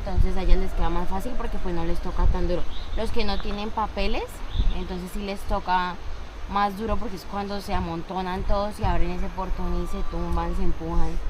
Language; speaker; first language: Spanish; native; Spanish